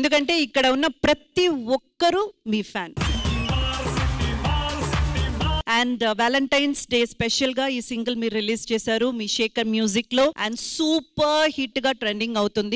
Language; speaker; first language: Telugu; native; Telugu